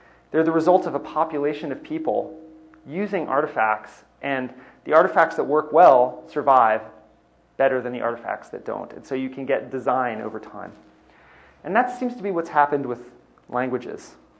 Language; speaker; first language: English; native; English